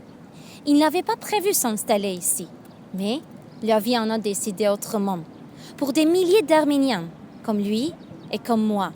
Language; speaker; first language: French; non-native, fluent; Armenian